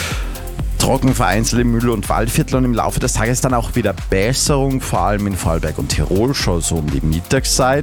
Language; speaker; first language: German; native; German